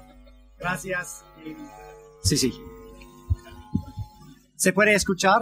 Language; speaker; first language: Spanish; non-native, fluent; English